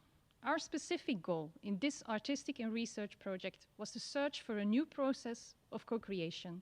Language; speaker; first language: English; non-native, fluent; Dutch